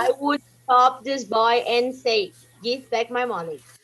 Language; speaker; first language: English; non-native, learner; Portuguese